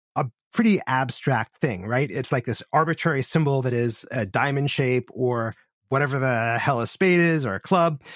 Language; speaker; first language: English; native; English